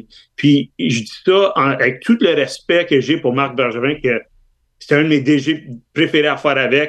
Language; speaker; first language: French; native; French